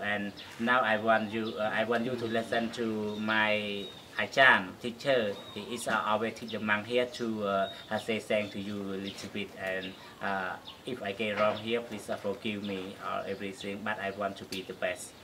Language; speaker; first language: English; non-native, learner; Khmer